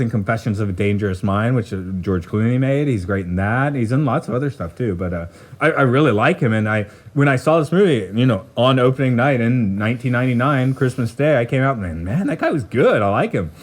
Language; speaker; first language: English; native; English